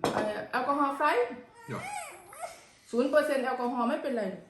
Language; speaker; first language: Dutch; non-native, learner; Thai